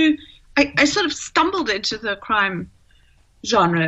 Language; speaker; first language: English; native; English